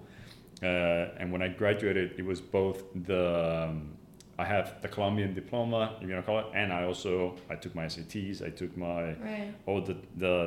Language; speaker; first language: English; non-native, fluent; Spanish